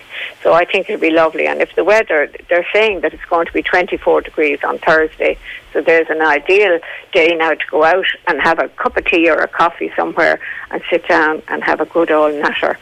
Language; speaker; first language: English; native; English